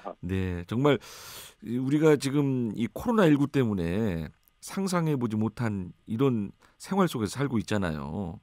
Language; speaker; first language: Korean; native; Korean